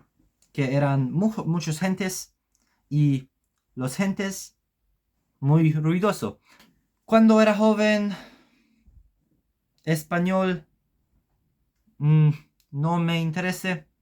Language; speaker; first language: Spanish; non-native, learner; Polish